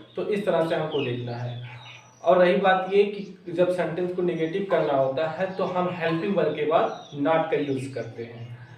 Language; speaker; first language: Hindi; native; Hindi